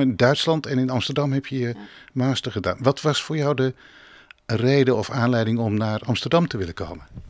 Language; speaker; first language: Dutch; native; Dutch